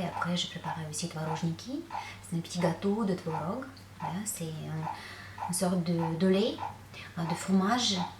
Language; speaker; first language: French; non-native, fluent; Russian